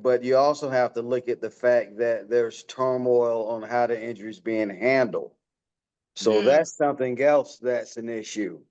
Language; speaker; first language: English; native; English